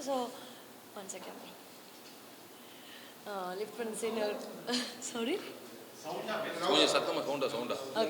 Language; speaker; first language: Tamil; non-native, learner; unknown